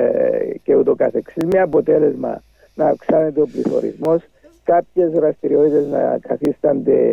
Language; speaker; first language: Greek; native; Greek